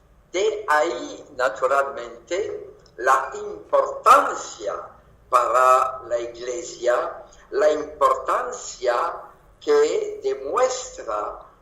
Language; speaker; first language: Spanish; non-native, fluent; French